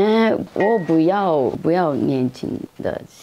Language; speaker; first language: Chinese; non-native, learner; Japanese